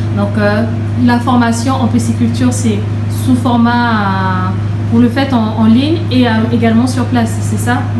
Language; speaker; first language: French; native; French